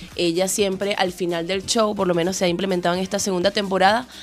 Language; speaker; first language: Spanish; native; Spanish